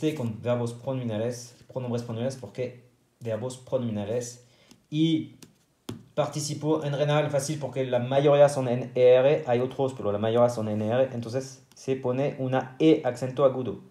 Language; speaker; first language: Spanish; non-native, fluent; French